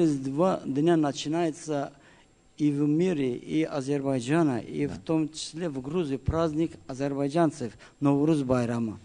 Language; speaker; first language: Russian; non-native, learner; Azerbaijani